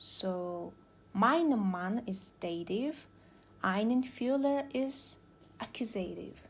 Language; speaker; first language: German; non-native, learner; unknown